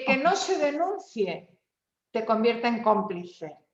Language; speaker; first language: Spanish; native; Spanish